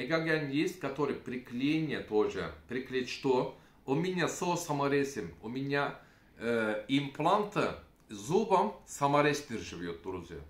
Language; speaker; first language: Russian; non-native, learner; Turkish